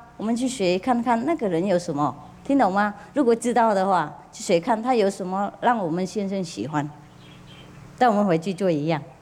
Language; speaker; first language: Chinese; non-native, fluent; Vietnamese